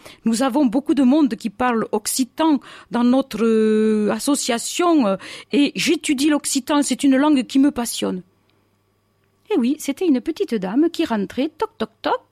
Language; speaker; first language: French; native; French